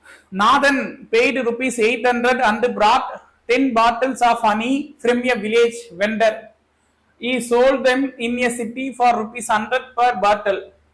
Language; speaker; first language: English; non-native, local second language; Tamil